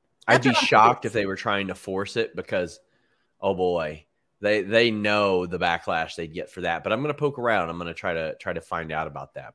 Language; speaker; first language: English; native; English